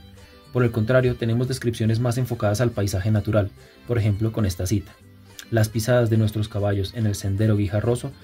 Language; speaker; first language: Spanish; native; Spanish